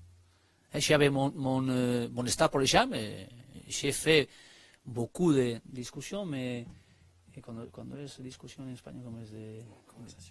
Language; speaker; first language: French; non-native, learner; Spanish